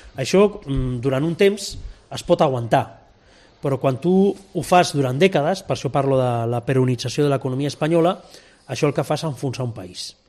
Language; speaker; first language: Catalan; non-native, local second language; Spanish